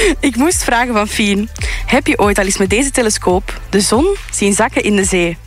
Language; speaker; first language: Dutch; native; Dutch